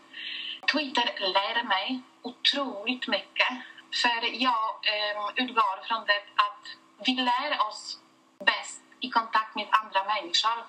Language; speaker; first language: Swedish; non-native, fluent; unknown